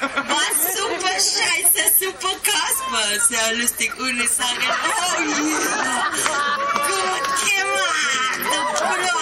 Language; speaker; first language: German; non-native, learner; Spanish